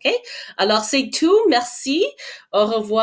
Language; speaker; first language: French; non-native, fluent; English